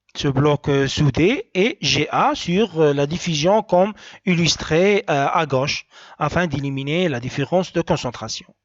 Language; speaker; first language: French; non-native, local second language; Arabic